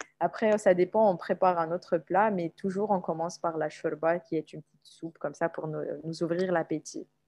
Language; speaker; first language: French; non-native, local second language; Arabic